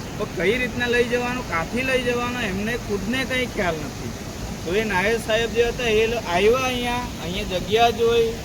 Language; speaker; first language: Gujarati; native; Gujarati